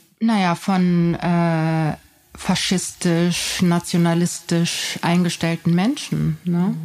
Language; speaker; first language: German; early bilingual, other home language; Persian